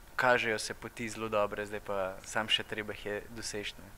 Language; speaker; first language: Slovenian; native; Slovenian